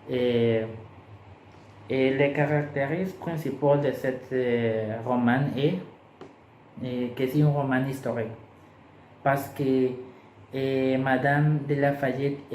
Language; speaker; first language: French; non-native, learner; Spanish